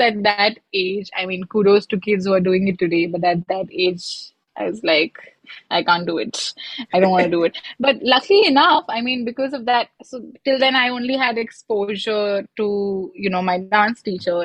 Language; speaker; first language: English; non-native, local second language; Hindi